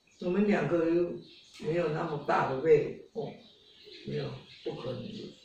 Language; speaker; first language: Chinese; non-native, local second language; Hakka Chinese